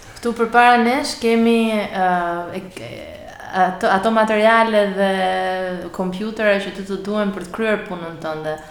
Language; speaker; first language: Albanian; native; Albanian